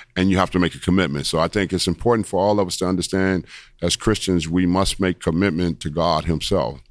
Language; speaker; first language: English; native; English